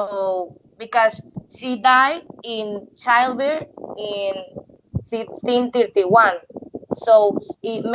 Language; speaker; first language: English; non-native, learner; Spanish